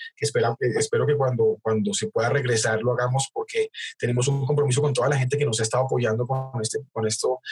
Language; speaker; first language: Spanish; native; Spanish